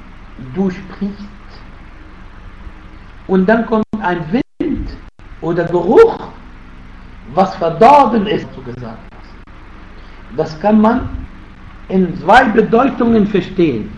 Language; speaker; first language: German; non-native, fluent; Arabic